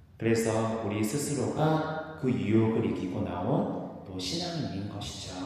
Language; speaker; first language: Korean; native; Korean